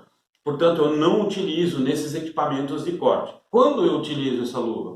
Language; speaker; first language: Portuguese; native; Portuguese